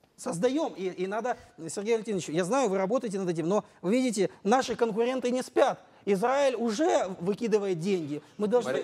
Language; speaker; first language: Russian; native; Russian